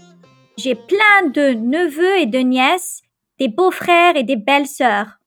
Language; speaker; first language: French; non-native, local second language; Arabic